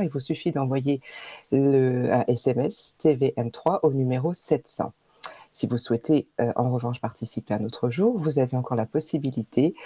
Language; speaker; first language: French; native; French